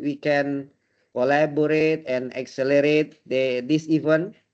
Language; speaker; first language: English; non-native, learner; Indonesian